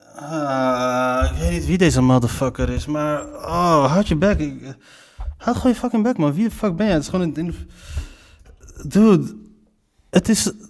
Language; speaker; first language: Dutch; early bilingual, other home language; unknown